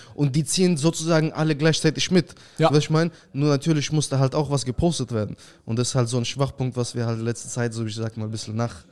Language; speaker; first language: German; early bilingual, other home language; Russian